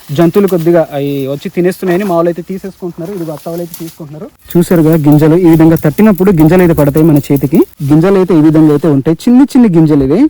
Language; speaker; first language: Telugu; non-native, local second language; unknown